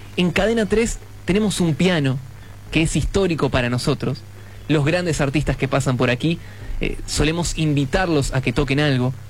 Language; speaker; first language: Spanish; native; Spanish